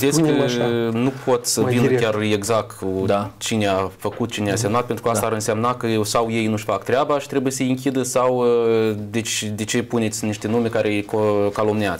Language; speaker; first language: Romanian; native; Romanian